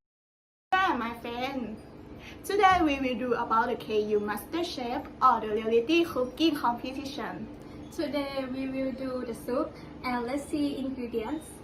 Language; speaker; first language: English; non-native, learner; Thai